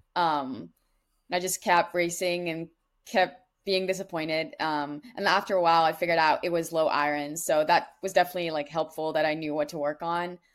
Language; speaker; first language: English; non-native, fluent; Dutch